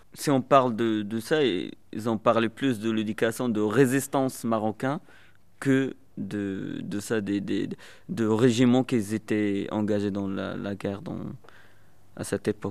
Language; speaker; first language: French; non-native, local second language; Arabic